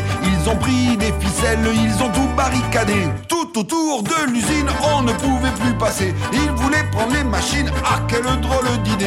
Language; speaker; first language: French; native; French